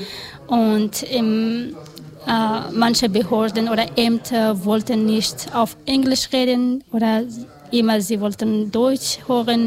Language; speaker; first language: German; non-native, learner; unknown